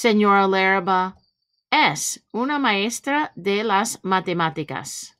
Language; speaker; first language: Spanish; non-native, fluent; English